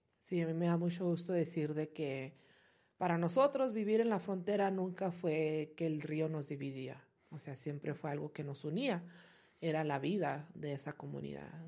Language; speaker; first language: Spanish; early bilingual, heritage; Spanish